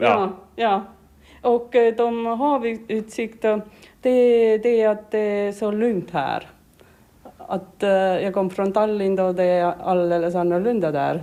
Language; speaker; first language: Swedish; non-native, learner; Estonian